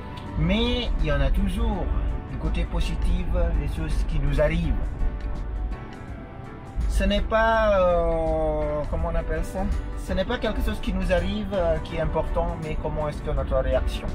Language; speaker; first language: French; non-native, fluent; Indonesian